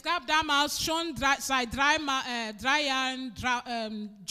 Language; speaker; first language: German; non-native, fluent; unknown